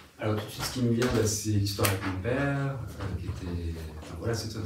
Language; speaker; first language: French; native; French